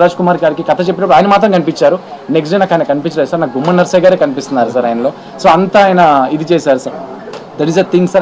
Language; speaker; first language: Telugu; native; Telugu